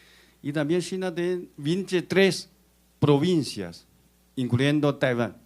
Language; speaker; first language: Spanish; non-native, fluent; Chinese